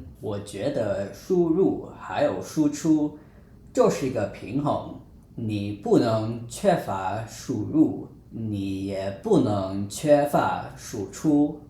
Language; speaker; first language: Chinese; non-native, fluent; English